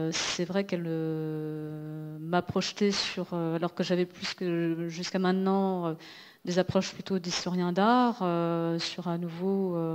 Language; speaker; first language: French; native; French